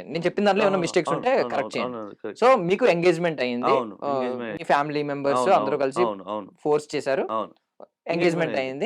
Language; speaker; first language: Telugu; native; Telugu